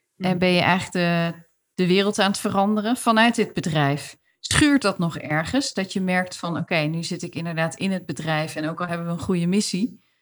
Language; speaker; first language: Dutch; native; Dutch